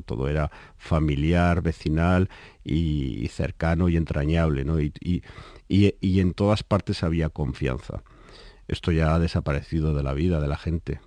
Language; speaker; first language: Spanish; native; Spanish